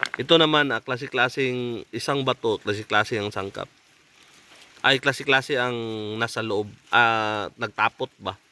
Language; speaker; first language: Filipino; native; Filipino